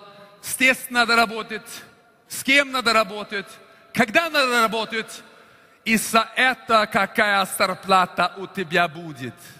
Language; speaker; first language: Russian; non-native, fluent; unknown